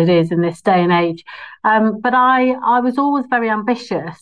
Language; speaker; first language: English; native; English